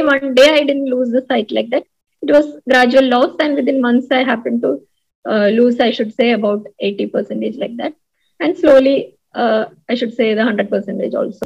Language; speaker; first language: English; non-native, local second language; Malayalam